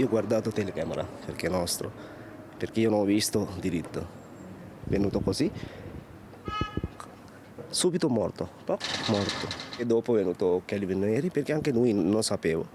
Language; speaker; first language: Italian; non-native, learner; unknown